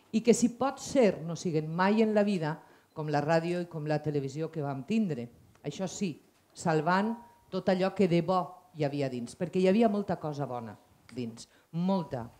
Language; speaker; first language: Catalan; native; Catalan